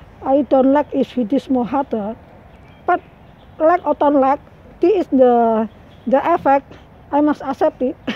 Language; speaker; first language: English; non-native, learner; Indonesian